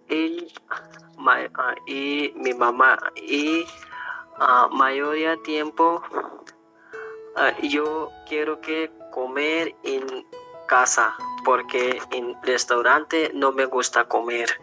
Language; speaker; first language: Spanish; non-native, learner; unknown